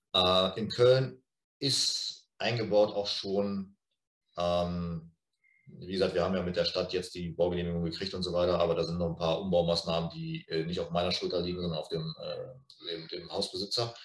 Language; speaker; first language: German; native; German